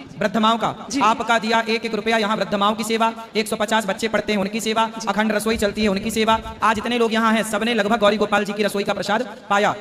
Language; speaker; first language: Hindi; native; Hindi